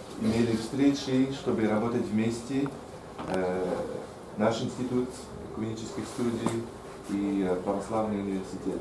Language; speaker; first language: Russian; non-native, fluent; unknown